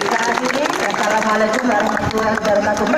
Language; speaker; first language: Indonesian; native; Indonesian